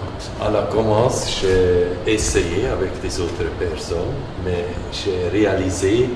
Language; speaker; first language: French; non-native, learner; German